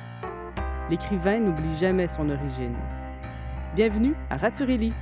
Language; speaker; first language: French; native; French